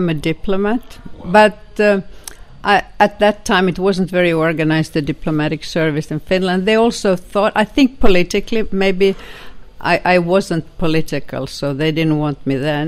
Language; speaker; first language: English; non-native, fluent; Swedish